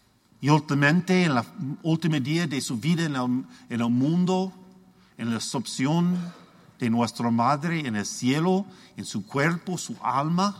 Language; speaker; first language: Spanish; non-native, learner; English